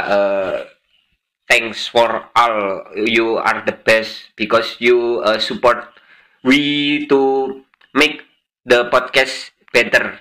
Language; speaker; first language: English; non-native, learner; Indonesian